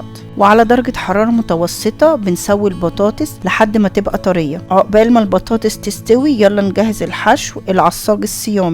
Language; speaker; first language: Arabic; native; Arabic